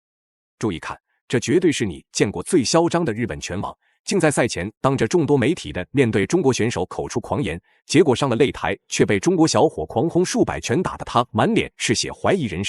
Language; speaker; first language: Chinese; native; Chinese